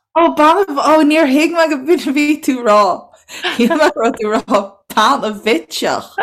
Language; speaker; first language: Irish; native; Irish